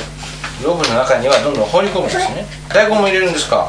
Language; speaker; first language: Japanese; native; Japanese